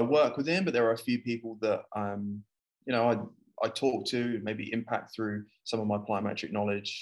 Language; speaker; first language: English; native; English